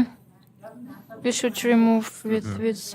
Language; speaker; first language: English; non-native, learner; Ukrainian